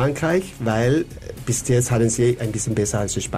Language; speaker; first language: German; non-native, fluent; Spanish